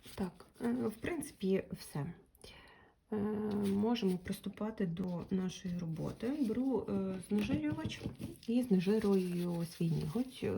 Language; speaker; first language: Ukrainian; non-native, local second language; Russian